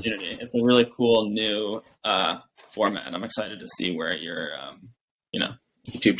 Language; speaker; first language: English; native; English